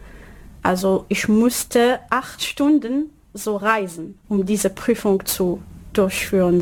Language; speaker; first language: German; non-native, learner; Arabic